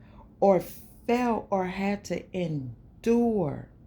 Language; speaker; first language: English; native; English